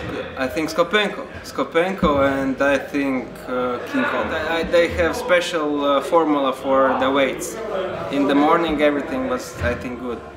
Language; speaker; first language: English; non-native, learner; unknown